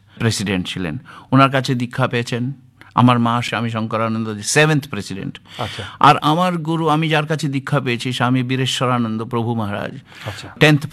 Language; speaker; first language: Bangla; native; Bangla